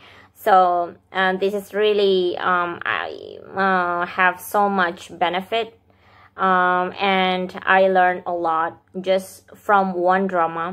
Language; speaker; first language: English; non-native, fluent; Indonesian